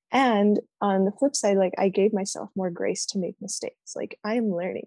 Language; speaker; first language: English; native; English